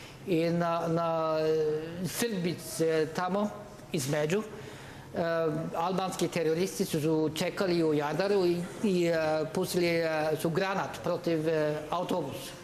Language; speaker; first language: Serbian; non-native, learner; Norwegian